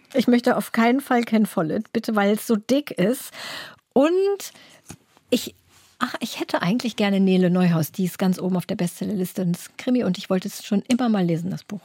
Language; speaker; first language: German; native; German